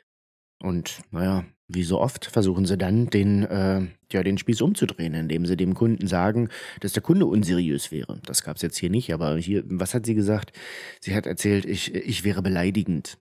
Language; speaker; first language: German; native; German